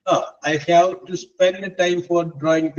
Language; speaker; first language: English; non-native, local second language; Malayalam